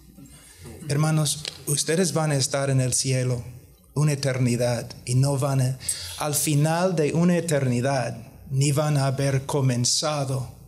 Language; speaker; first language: Spanish; non-native, fluent; English